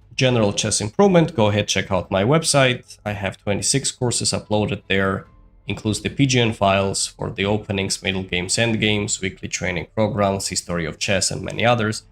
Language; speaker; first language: English; non-native, fluent; Georgian